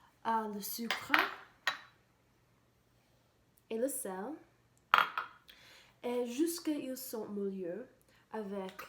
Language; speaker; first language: French; non-native, learner; English